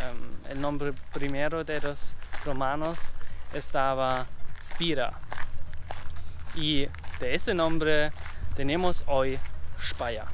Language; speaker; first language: Spanish; non-native, learner; German